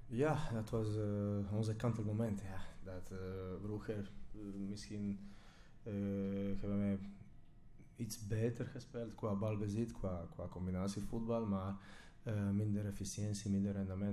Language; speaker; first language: Dutch; non-native, fluent; Croatian